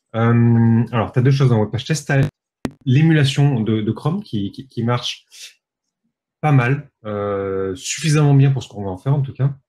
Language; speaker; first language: French; native; French